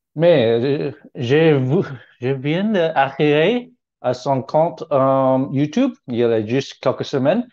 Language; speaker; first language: French; non-native, learner; Cantonese